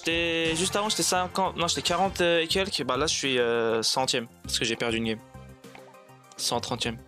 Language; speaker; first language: French; native; French